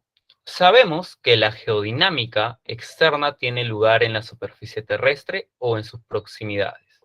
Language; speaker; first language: Spanish; native; Spanish